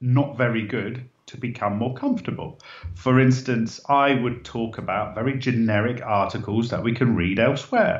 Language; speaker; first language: English; native; English